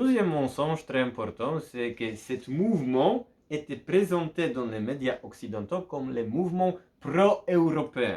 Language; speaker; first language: French; non-native, fluent; Polish